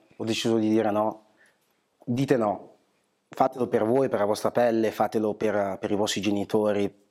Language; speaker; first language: Italian; early bilingual, other home language; Portuguese